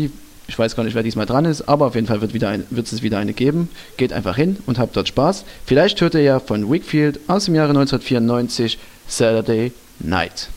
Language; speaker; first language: German; native; German